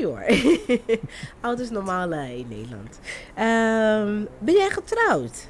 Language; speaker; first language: Dutch; non-native, fluent; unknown